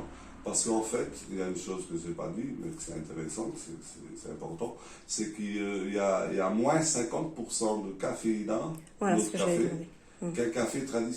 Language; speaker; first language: French; non-native, learner; Portuguese